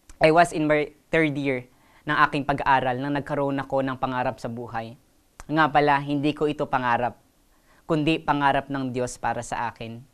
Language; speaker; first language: Filipino; non-native, local second language; Waray